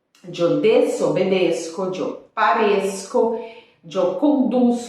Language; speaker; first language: Spanish; non-native, fluent; Portuguese